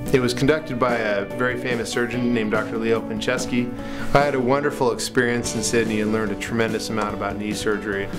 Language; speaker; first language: English; native; English